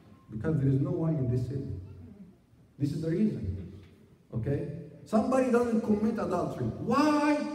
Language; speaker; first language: English; non-native, fluent; Arabic